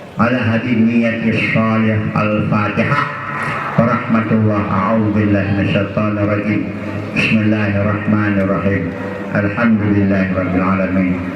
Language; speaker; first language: Malay; non-native, local second language; Achinese